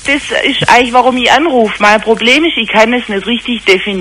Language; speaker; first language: German; native; German